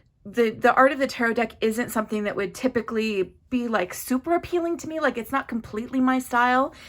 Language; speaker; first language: English; native; English